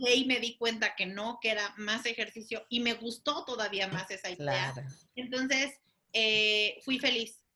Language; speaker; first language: Spanish; native; Spanish